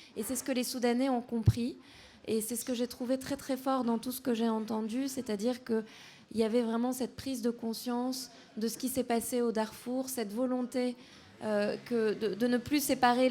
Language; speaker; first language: French; native; French